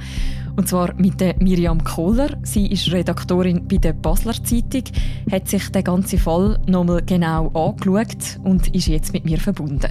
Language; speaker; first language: German; native; German